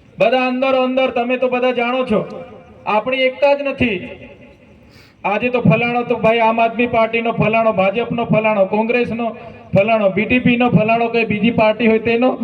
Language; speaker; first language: Gujarati; non-native, local second language; Vasavi